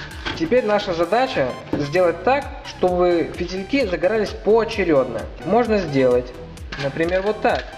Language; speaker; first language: Russian; native; Russian